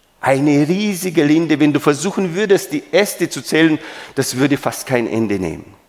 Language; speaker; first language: German; non-native, fluent; Romanian